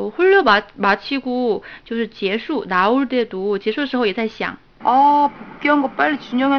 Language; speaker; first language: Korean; non-native, fluent; Chinese